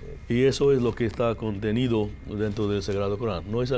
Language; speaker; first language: Spanish; non-native, fluent; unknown